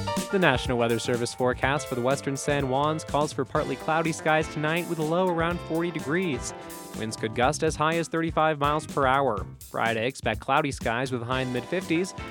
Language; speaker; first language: English; native; English